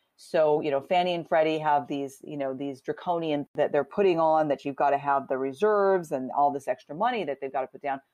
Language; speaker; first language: English; native; English